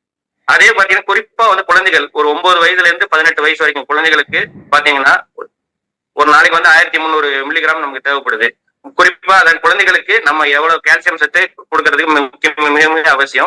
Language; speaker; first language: Tamil; native; Tamil